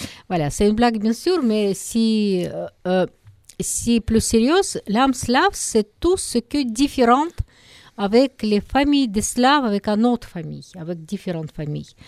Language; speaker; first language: French; non-native, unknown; Russian